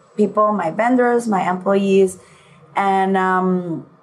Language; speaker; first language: English; early bilingual, other home language; Spanish